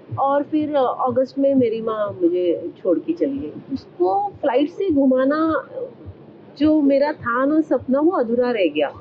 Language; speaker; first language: Hindi; non-native, local second language; Marathi